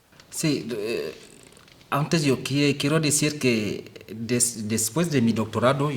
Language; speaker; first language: Spanish; non-native, fluent; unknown